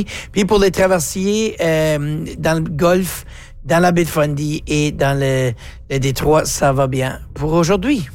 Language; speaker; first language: French; native; French